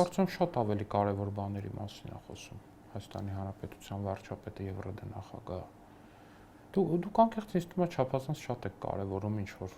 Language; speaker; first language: Armenian; native; Armenian